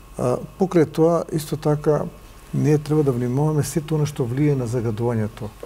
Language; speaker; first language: Macedonian; native; Macedonian